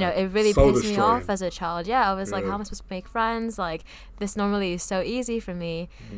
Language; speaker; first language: English; early bilingual, other home language; Vietnamese